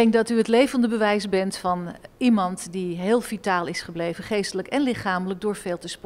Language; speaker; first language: Dutch; native; Dutch